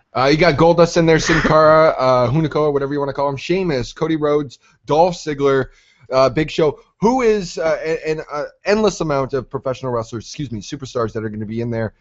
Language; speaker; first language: English; native; English